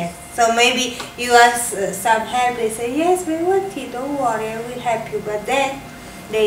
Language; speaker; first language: English; non-native, fluent; Italian